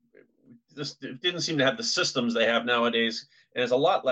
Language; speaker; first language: English; native; English